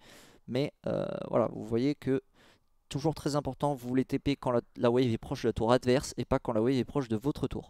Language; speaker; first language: French; native; French